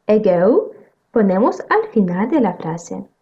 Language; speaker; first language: Spanish; non-native, fluent; Russian